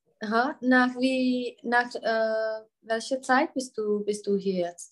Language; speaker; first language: German; non-native, fluent; Czech